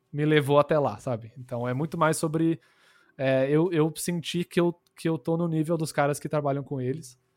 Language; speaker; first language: Portuguese; early bilingual, other home language; English